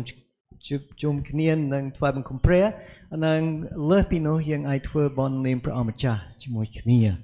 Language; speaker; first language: Khmer; non-native, fluent; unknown